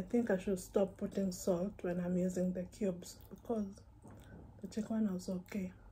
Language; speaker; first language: English; non-native, local second language; Gusii